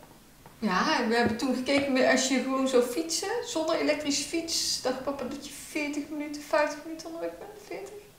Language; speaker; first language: Dutch; native; Dutch